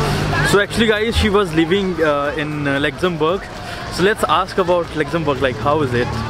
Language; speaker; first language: English; non-native, learner; Hindi